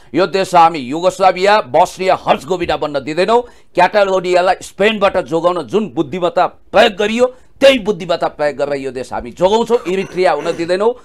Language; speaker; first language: Nepali; native; Nepali